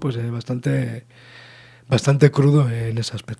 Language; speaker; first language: Spanish; native; Spanish